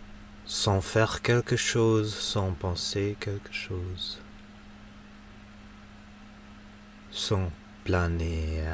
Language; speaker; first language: French; non-native, learner; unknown